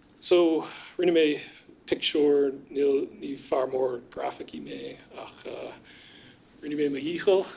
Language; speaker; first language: Irish; non-native, fluent; English